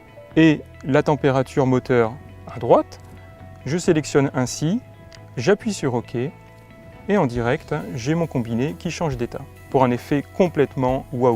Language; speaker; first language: French; native; French